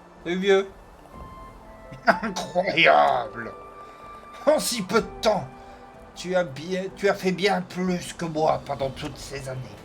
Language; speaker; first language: French; native; French